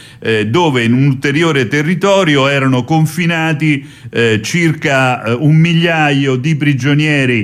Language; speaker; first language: Italian; native; Italian